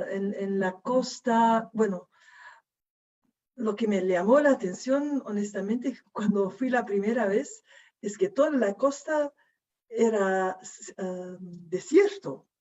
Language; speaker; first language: Spanish; non-native, fluent; Dutch